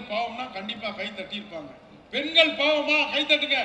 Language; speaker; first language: Tamil; native; Tamil